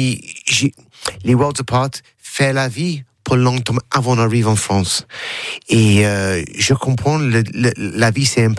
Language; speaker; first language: French; non-native, learner; English